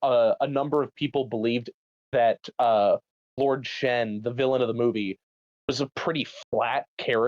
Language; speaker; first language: English; native; English